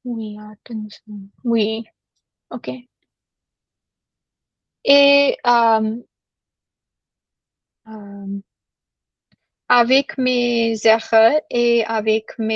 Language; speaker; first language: French; non-native, learner; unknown